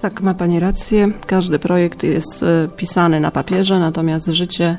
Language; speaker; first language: Polish; native; Polish